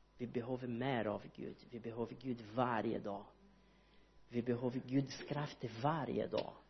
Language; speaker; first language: Swedish; non-native, learner; Portuguese